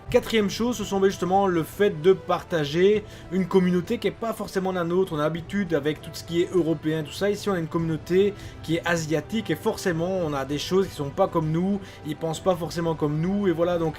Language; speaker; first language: French; native; French